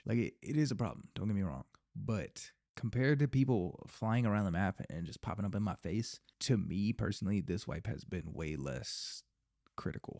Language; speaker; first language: English; native; English